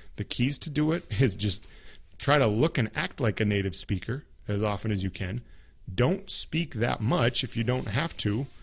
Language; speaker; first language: English; native; English